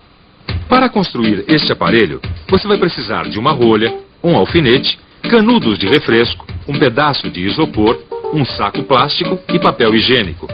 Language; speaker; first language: Portuguese; native; Portuguese